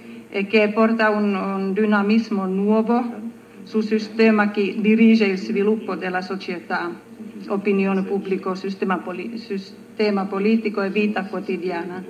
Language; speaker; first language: Italian; non-native, learner; Finnish